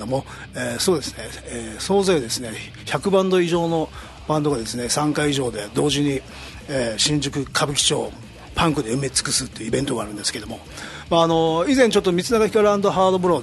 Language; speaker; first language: Japanese; native; Japanese